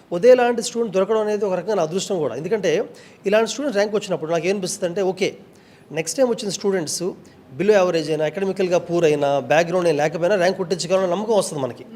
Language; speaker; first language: Telugu; native; Telugu